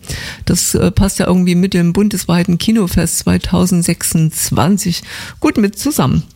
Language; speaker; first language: German; native; German